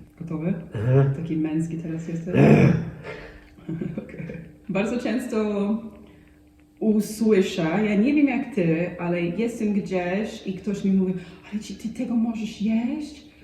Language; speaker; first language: Polish; non-native, fluent; English